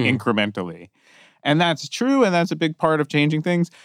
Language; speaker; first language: English; native; English